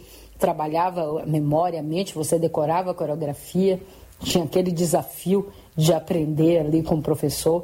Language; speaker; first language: Portuguese; native; Portuguese